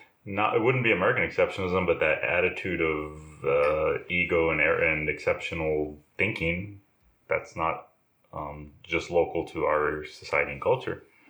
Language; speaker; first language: English; native; English